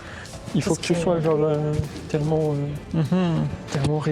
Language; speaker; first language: French; native; French